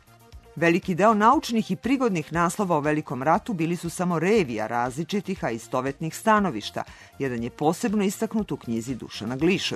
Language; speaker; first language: Serbian; native; Serbian